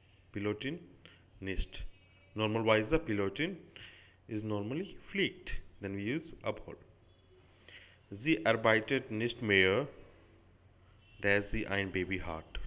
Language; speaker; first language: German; non-native, learner; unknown